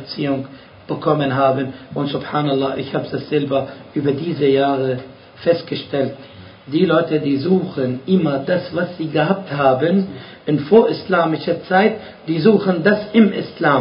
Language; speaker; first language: German; non-native, fluent; Arabic